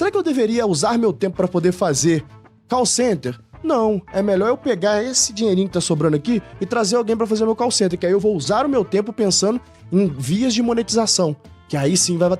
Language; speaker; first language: Portuguese; native; Portuguese